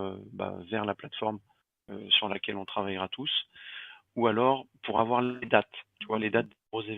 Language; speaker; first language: French; native; French